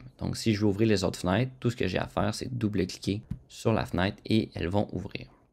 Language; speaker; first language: French; native; French